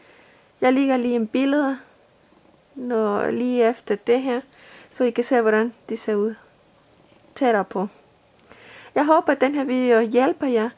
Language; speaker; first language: Danish; non-native, fluent; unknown